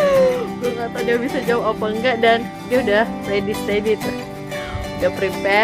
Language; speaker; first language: Indonesian; non-native, local second language; Minangkabau